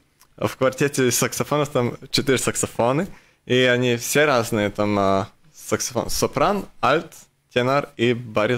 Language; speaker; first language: Russian; non-native, local second language; Latvian